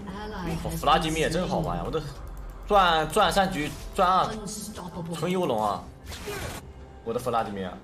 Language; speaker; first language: Chinese; native; Chinese